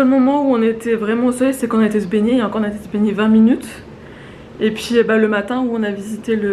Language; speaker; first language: French; native; French